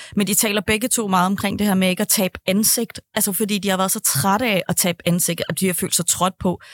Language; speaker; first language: Danish; native; Danish